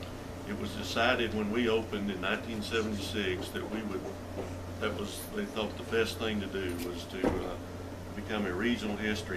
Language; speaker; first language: English; native; English